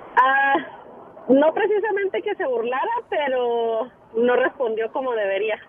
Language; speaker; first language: Spanish; native; Spanish